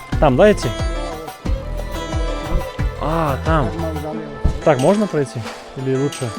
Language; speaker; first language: Russian; non-native, fluent; Lithuanian